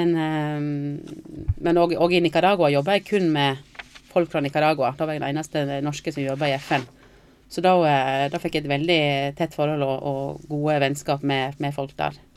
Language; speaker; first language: Norwegian; native; Norwegian